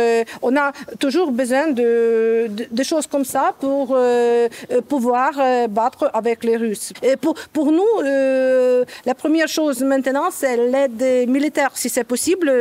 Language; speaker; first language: French; non-native, fluent; Ukrainian